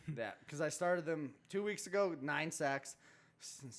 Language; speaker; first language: English; native; English